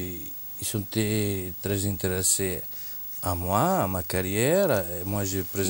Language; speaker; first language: French; non-native, fluent; Italian